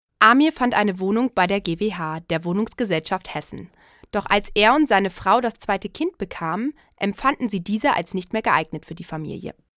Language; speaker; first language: German; native; German